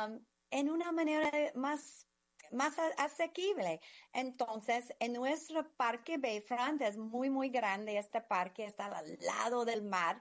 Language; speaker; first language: Spanish; non-native, fluent; English